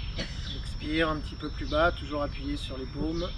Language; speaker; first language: French; native; French